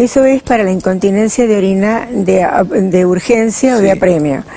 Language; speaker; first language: Spanish; native; Spanish